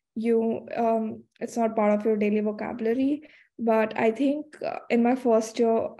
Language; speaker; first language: English; non-native, local second language; Hindi